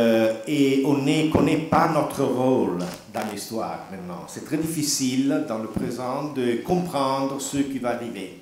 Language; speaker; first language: French; non-native, learner; Italian